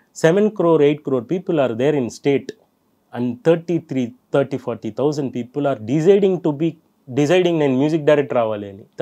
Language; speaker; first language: Telugu; non-native, fluent; Tamil